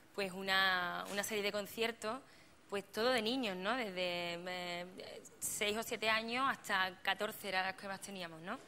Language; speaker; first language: Spanish; native; Spanish